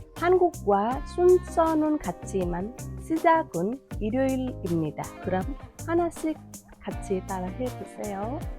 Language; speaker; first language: Korean; non-native, fluent; Nepali